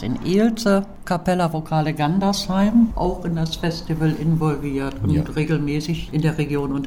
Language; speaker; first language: German; native; German